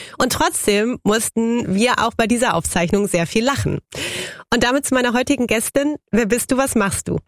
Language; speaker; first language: German; native; German